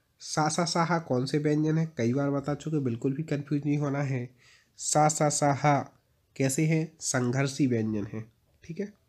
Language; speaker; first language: Hindi; native; Hindi